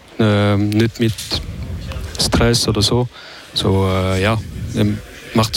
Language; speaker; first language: German; non-native, learner; French